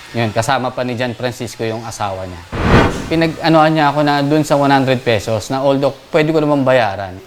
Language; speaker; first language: Filipino; native; Filipino